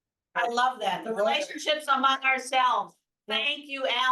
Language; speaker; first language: English; native; English